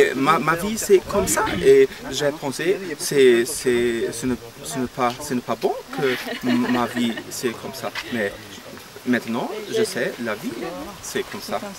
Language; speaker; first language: French; non-native, learner; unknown